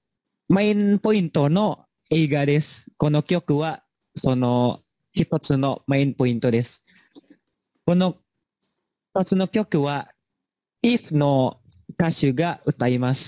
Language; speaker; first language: Japanese; non-native, learner; Indonesian